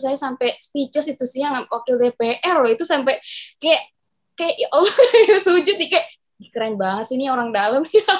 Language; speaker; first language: Indonesian; native; Indonesian